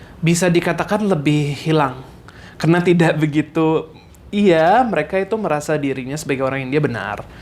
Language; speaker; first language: Indonesian; native; Indonesian